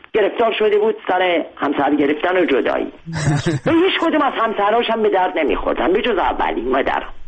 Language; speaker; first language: Persian; non-native, local second language; Armenian